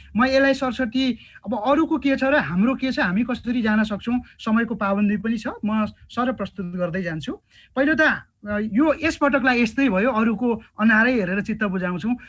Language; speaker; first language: Nepali; non-native, local second language; Eastern Tamang